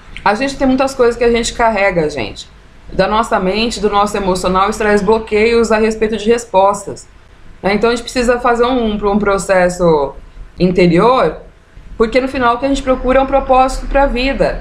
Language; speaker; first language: Portuguese; native; Portuguese